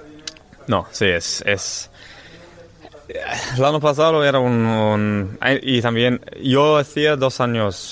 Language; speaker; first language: Spanish; non-native, learner; English